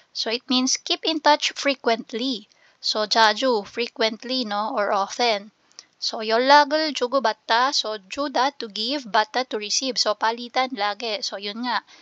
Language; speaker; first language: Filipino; native; Filipino